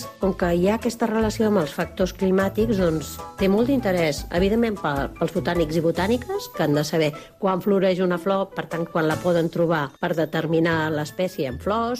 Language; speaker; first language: Catalan; native; Catalan